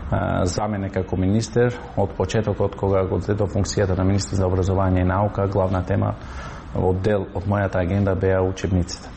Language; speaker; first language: Macedonian; non-native, local second language; Albanian